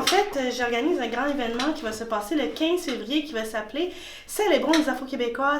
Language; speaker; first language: French; native; French